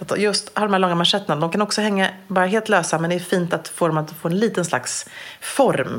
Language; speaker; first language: Swedish; native; Swedish